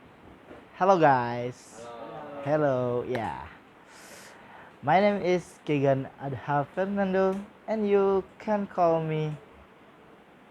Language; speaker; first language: English; non-native, learner; Indonesian